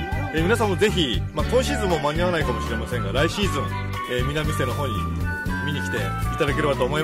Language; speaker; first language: Japanese; native; Japanese